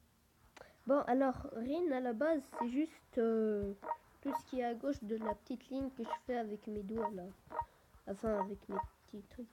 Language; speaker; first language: French; native; French